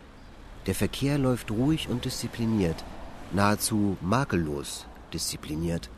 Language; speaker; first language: German; native; German